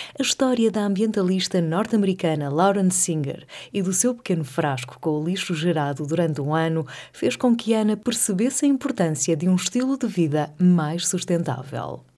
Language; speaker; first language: Portuguese; native; Portuguese